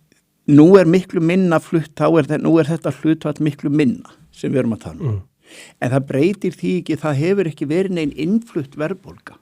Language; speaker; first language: Icelandic; native; Icelandic